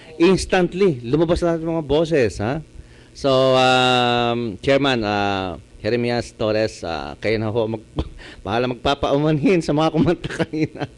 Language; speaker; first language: Filipino; native; Filipino